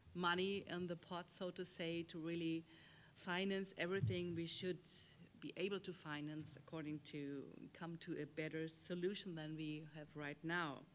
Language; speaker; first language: English; non-native, fluent; German